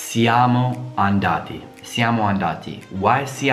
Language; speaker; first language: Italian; non-native, fluent; English